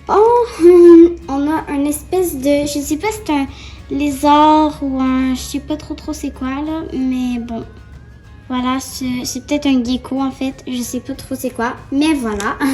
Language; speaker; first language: French; native; French